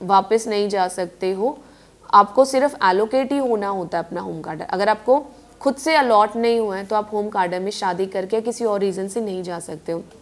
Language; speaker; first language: Hindi; native; Hindi